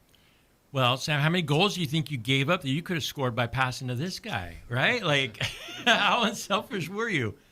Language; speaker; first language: English; native; English